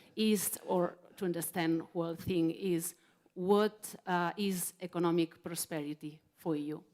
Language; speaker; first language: English; non-native, fluent; Catalan